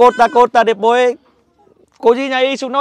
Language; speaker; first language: Portuguese; non-native, learner; Vietnamese